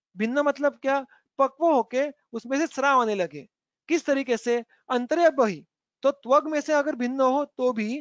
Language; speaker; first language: Hindi; non-native, local second language; Marathi